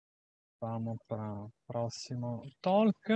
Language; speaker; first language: Portuguese; non-native, fluent; Italian